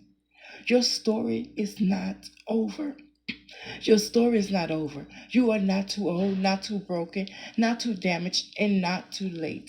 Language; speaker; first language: English; native; English